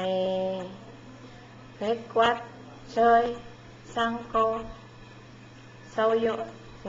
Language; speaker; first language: Cantonese; non-native, learner; Indonesian